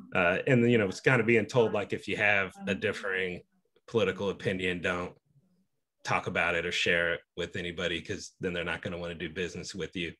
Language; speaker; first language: English; native; English